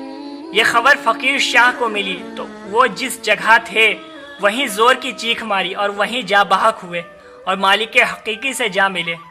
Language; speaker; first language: Urdu; native; Urdu